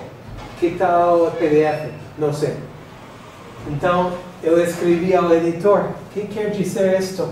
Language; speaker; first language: Portuguese; non-native, learner; English